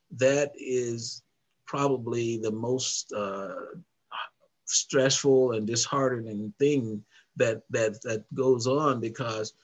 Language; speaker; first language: English; native; English